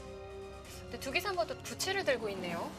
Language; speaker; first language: Korean; native; Korean